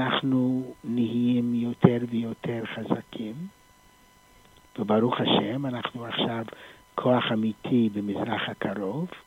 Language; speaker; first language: Hebrew; non-native, fluent; English